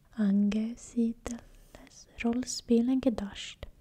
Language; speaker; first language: German; non-native, learner; Swedish